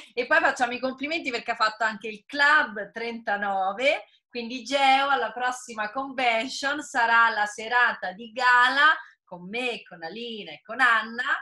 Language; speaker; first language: Italian; native; Italian